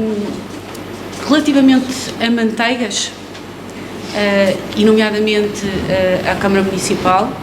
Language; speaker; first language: Portuguese; native; Portuguese